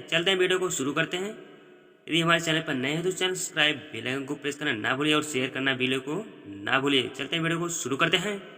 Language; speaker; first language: Hindi; native; Hindi